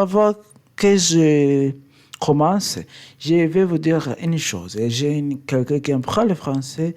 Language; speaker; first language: French; non-native, learner; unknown